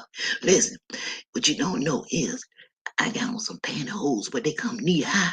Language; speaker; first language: English; native; English